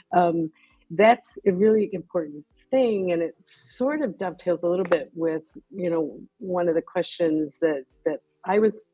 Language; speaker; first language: English; native; English